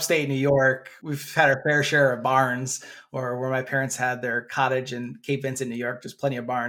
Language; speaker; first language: English; native; English